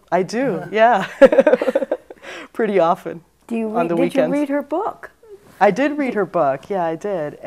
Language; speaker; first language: English; native; English